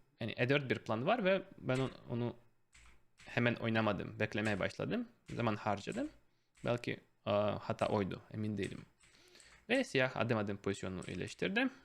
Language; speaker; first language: Turkish; non-native, fluent; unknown